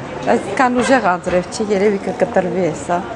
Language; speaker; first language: Greek; non-native, learner; Armenian